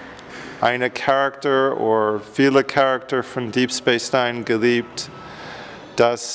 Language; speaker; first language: German; non-native, learner; English